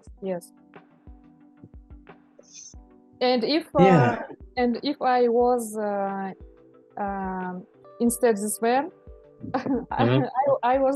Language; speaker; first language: English; non-native, learner; Russian